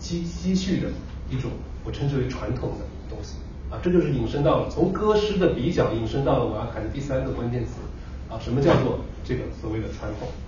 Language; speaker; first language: Chinese; native; Chinese